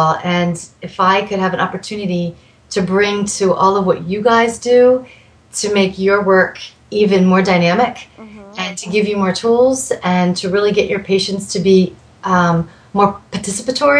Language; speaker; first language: English; native; English